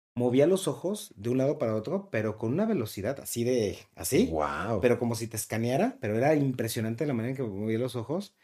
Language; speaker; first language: Spanish; native; Spanish